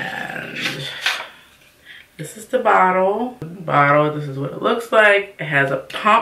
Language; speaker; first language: English; native; English